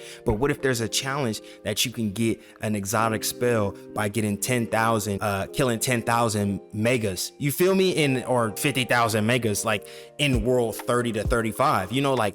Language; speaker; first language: English; native; English